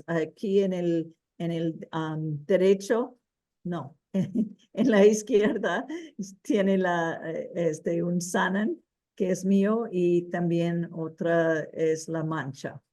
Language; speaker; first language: Spanish; early bilingual, heritage; Spanish